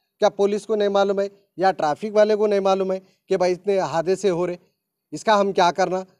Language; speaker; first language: Hindi; native; Hindi